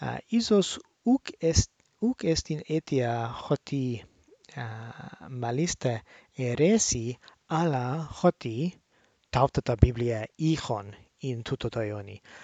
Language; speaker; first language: Greek; non-native, learner; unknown